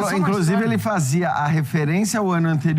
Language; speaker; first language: Portuguese; native; Portuguese